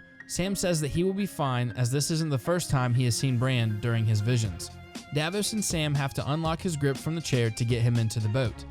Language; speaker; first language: English; native; English